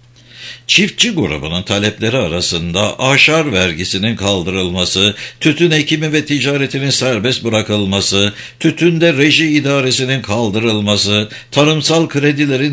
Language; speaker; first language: Turkish; native; Turkish